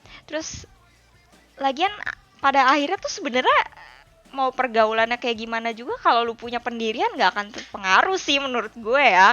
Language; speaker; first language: Indonesian; native; Indonesian